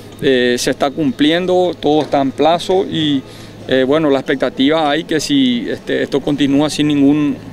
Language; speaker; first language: Spanish; native; Spanish